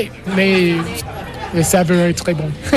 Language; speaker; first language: French; non-native, learner; English